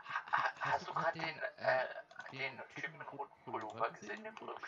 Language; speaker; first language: German; native; German